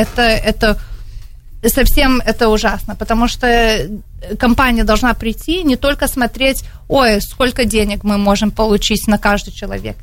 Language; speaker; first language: Russian; early bilingual, heritage; Russian